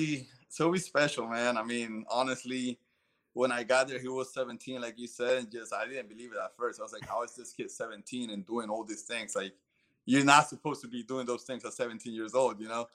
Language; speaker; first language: English; early bilingual, other home language; Spanish